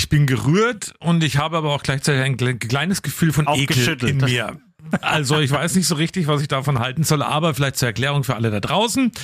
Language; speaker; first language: German; native; German